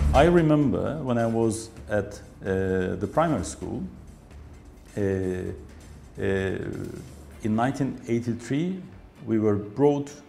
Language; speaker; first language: English; non-native, fluent; Turkish